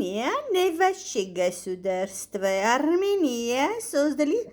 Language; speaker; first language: Russian; non-native, fluent; Armenian